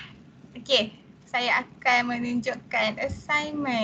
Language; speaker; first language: Malay; native; Malay